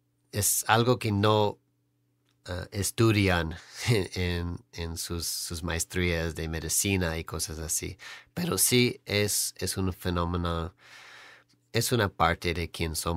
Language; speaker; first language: Spanish; non-native, fluent; English